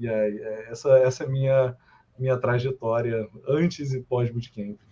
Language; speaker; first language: Portuguese; native; Portuguese